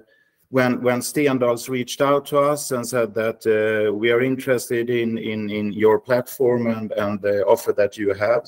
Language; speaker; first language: English; non-native, fluent; Swedish